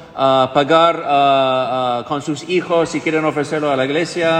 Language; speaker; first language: Spanish; non-native, fluent; English